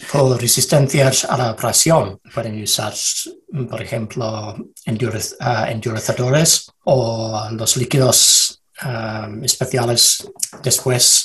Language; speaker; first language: Spanish; non-native, learner; English